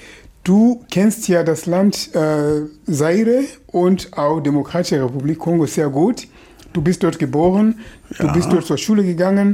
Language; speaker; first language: German; non-native, fluent; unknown